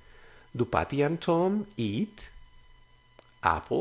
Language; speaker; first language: English; non-native, fluent; Spanish